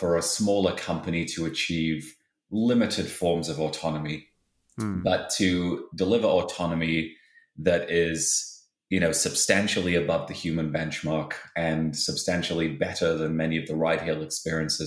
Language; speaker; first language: English; native; English